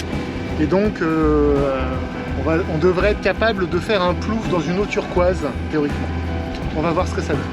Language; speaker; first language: French; native; French